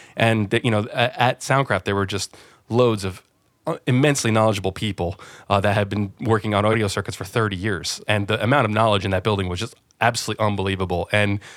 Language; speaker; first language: English; native; English